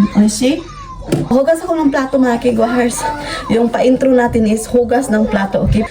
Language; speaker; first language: Filipino; non-native, local second language; Cebuano